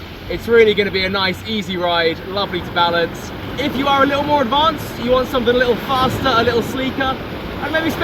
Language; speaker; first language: English; native; English